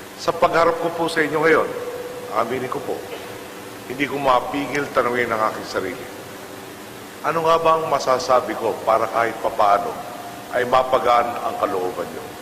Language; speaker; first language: Filipino; native; Filipino